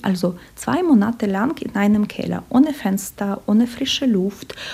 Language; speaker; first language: German; non-native, fluent; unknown